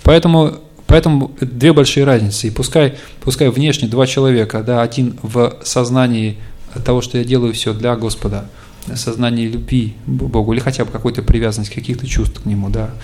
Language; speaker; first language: Russian; native; Russian